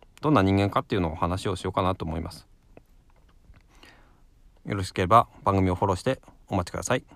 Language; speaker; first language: Japanese; native; Japanese